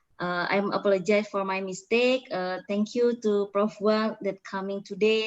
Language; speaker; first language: English; non-native, learner; Indonesian